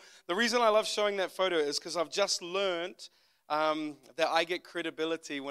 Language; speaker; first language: English; native; English